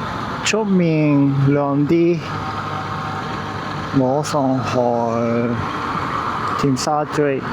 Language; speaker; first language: Chinese; non-native, learner; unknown